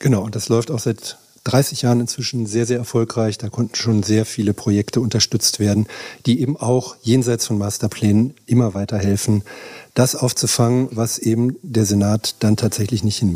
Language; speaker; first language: German; native; German